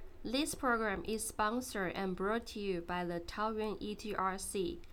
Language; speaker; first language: English; non-native, fluent; Chinese